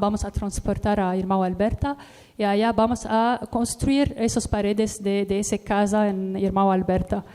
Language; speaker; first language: Spanish; non-native, learner; Arabic